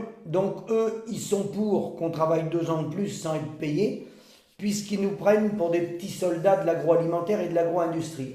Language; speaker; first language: French; native; French